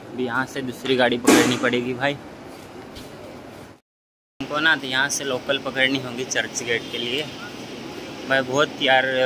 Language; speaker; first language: Hindi; non-native, local second language; Marathi